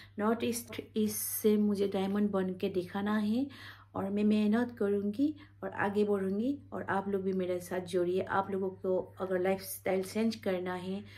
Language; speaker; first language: Hindi; non-native, local second language; Bangla